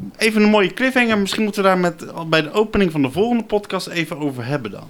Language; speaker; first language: Dutch; native; Dutch